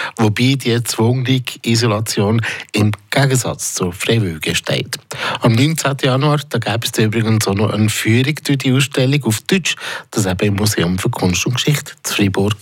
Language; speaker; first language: German; native; German